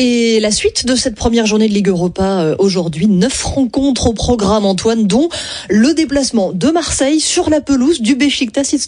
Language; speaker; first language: French; native; French